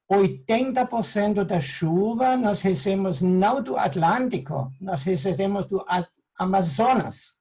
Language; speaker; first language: Portuguese; non-native, fluent; German